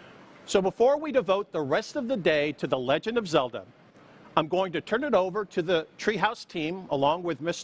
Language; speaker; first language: English; native; English